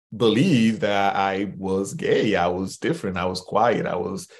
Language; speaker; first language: English; early bilingual, other home language; Spanish